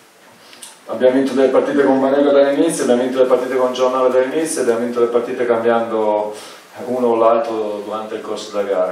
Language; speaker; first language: Italian; native; Italian